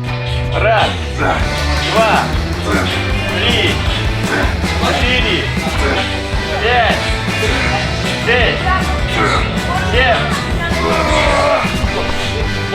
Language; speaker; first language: Russian; non-native, local second language; Yakut